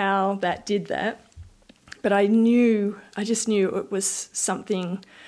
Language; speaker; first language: English; native; English